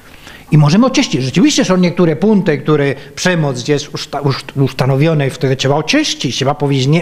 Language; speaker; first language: Polish; non-native, fluent; Spanish